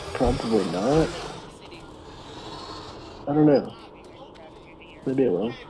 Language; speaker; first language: English; native; English